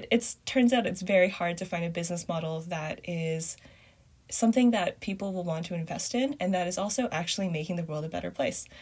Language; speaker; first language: English; early bilingual, other home language; Chinese